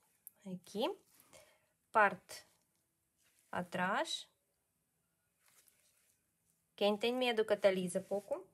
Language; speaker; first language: Portuguese; non-native, learner; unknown